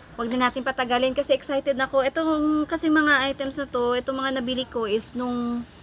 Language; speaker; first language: Filipino; non-native, local second language; Cebuano